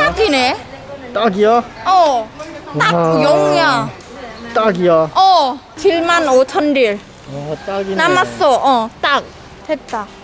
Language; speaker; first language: Korean; non-native, learner; Khmer